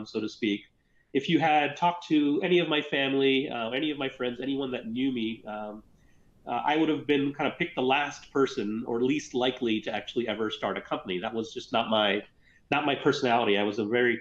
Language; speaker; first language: English; early bilingual, other home language; Gujarati